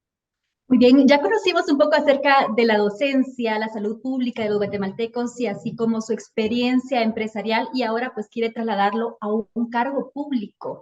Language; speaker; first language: Spanish; native; Spanish